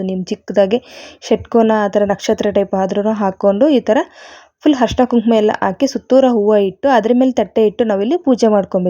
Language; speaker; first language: Kannada; native; Kannada